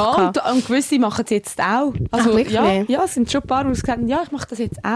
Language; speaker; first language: German; native; German